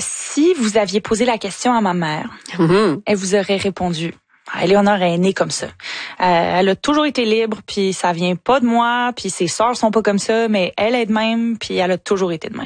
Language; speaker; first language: French; native; French